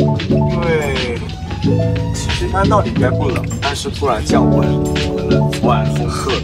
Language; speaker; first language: Chinese; native; Chinese